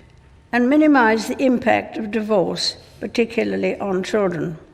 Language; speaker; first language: English; native; English